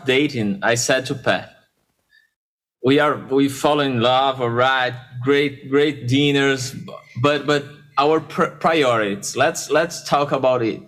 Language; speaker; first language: English; non-native, fluent; Portuguese